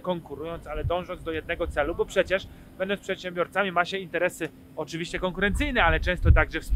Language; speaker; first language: Polish; native; Polish